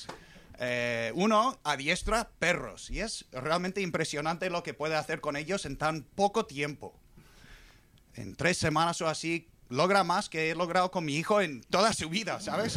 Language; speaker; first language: Spanish; non-native, fluent; English